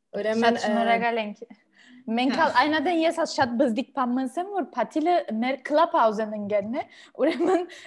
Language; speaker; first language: Armenian; early bilingual, heritage; Armenian